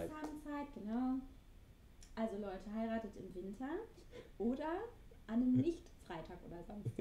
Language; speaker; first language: German; native; German